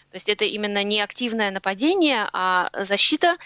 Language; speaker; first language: Russian; native; Russian